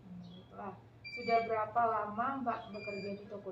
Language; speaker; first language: Indonesian; native; Indonesian